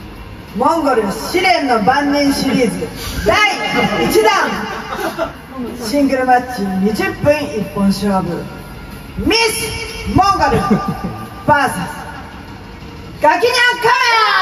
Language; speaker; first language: Japanese; native; Japanese